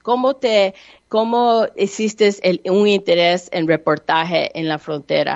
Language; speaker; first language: Spanish; non-native, learner; English